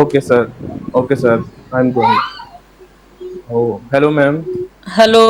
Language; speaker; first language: English; non-native, learner; Hindi